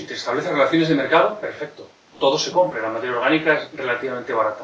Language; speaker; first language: Spanish; native; Spanish